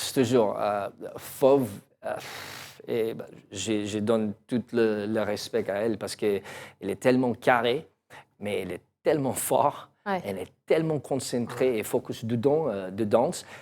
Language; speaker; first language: French; non-native, learner; English